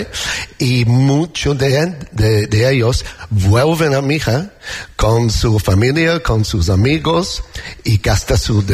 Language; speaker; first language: Spanish; non-native, learner; English